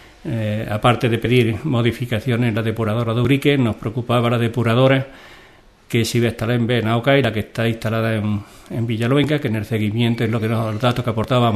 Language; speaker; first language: Spanish; native; Spanish